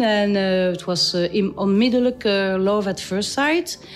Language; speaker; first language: Dutch; non-native, local second language; French